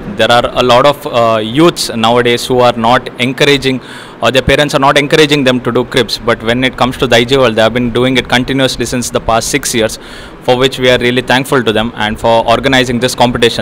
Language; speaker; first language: English; non-native, local second language; Konkani